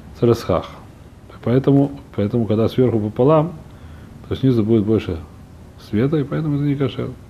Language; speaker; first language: Russian; early bilingual, heritage; Russian